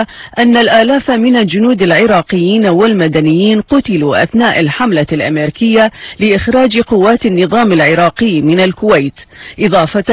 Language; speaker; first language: Arabic; native; Arabic